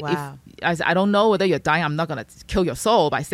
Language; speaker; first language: English; non-native, local second language; Chinese